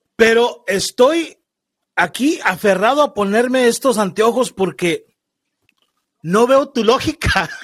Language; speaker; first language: Spanish; native; Spanish